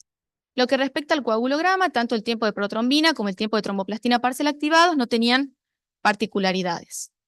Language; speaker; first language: Spanish; native; Spanish